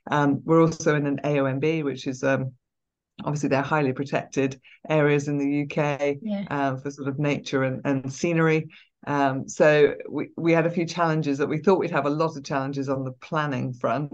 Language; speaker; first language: English; native; English